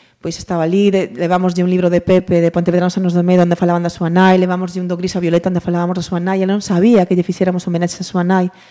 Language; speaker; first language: Galician; non-native, local second language; Spanish